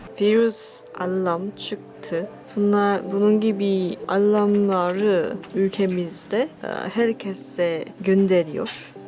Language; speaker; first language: Turkish; non-native, learner; Korean